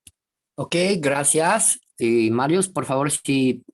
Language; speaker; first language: Spanish; non-native, fluent; Romanian